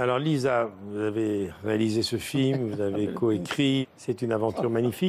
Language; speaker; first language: French; native; French